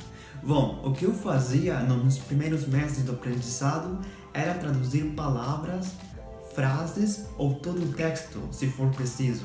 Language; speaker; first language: Portuguese; non-native, fluent; Spanish